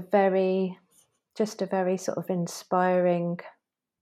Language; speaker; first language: English; native; English